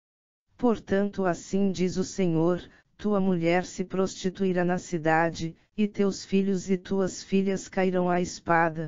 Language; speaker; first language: Portuguese; native; Portuguese